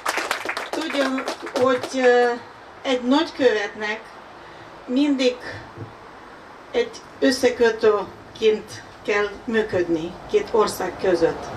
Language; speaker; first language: Hungarian; non-native, fluent; Ukrainian